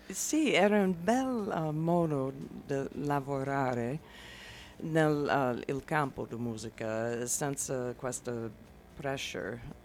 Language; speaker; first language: Italian; non-native, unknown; English